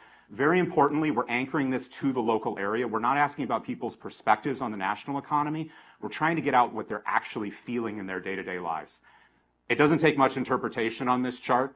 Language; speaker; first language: English; native; English